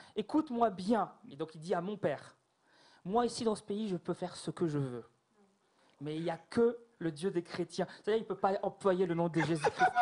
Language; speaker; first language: French; native; French